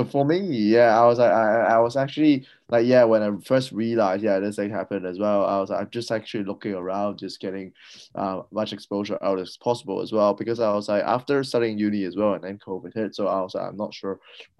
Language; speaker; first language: English; non-native, local second language; Cantonese